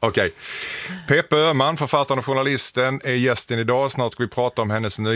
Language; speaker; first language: Swedish; native; Swedish